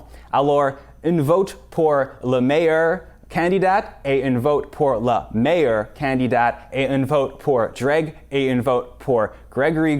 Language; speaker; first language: French; non-native, local second language; English